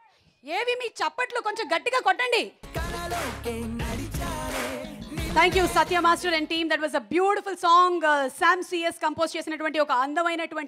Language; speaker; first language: Telugu; native; Telugu